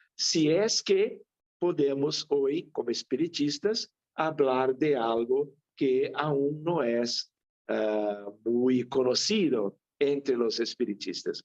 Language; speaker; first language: Spanish; non-native, fluent; Portuguese